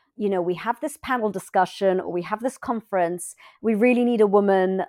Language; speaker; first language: English; native; English